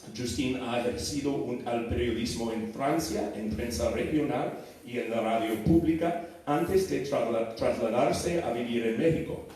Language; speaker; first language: Spanish; non-native, fluent; English